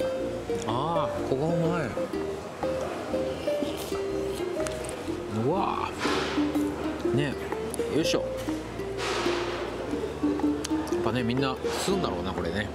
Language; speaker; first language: Japanese; native; Japanese